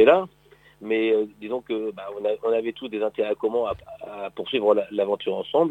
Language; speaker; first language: French; native; French